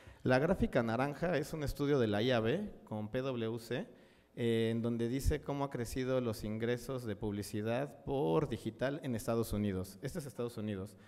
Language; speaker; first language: Spanish; native; Spanish